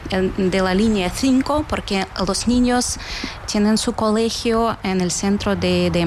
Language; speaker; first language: Spanish; non-native, fluent; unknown